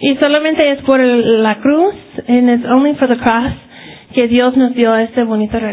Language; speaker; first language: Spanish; early bilingual, heritage; Spanish